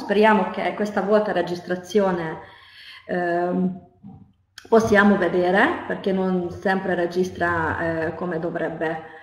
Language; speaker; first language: Italian; non-native, fluent; Hungarian